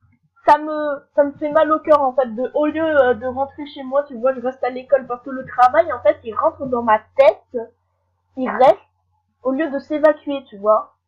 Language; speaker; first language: French; native; French